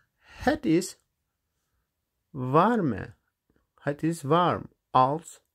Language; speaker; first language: Dutch; non-native, learner; Turkish